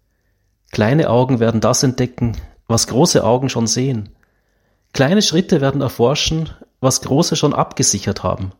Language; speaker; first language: German; native; German